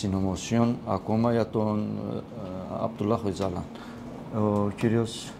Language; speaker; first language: Greek; non-native, learner; Kurdish